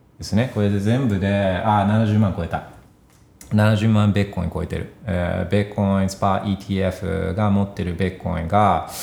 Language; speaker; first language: Japanese; early bilingual, heritage; Japanese